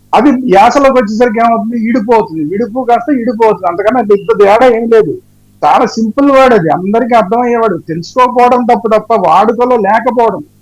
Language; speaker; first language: Telugu; native; Telugu